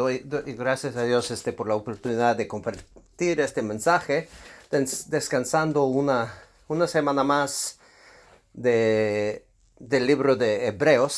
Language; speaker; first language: Spanish; non-native, fluent; English